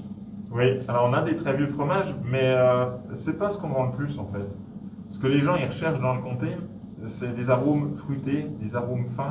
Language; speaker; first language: French; native; French